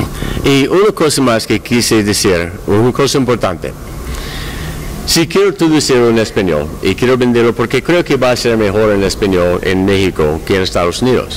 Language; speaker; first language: Spanish; non-native, learner; English